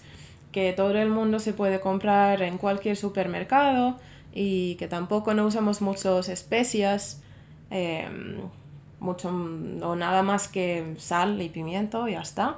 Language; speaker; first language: Spanish; non-native, fluent; Finnish